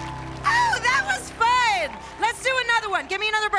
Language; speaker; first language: English; native; English